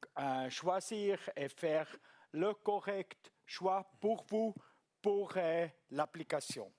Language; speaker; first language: French; non-native, local second language; German